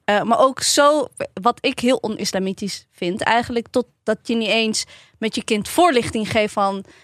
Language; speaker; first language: Dutch; early bilingual, other home language; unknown